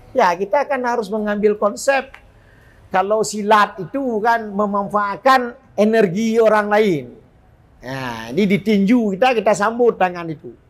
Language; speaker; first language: Malay; non-native, local second language; Achinese